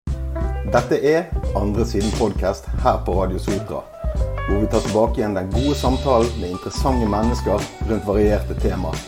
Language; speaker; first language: Norwegian; native; Norwegian